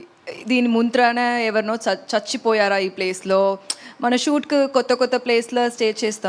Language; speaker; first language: Telugu; non-native, learner; Tamil